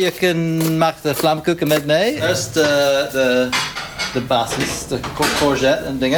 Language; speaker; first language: Dutch; non-native, learner; French